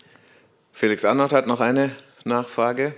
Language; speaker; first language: German; native; German